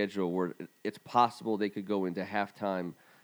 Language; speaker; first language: English; native; English